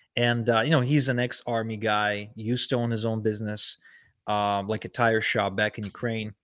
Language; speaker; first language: English; early bilingual, other home language; Ukrainian